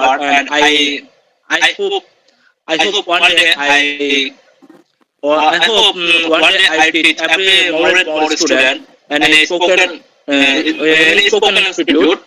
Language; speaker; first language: English; non-native, learner; Bangla